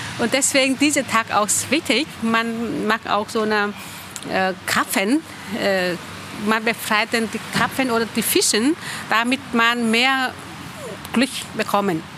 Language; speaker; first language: German; non-native, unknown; Vietnamese